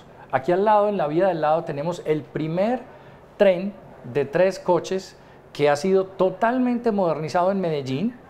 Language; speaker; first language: Spanish; native; Spanish